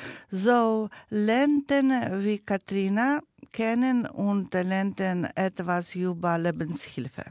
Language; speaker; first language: German; non-native, learner; Russian